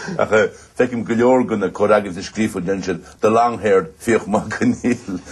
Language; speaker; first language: Irish; native; Irish